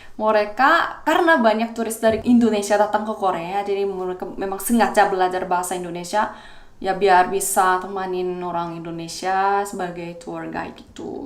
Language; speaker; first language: Indonesian; non-native, fluent; Korean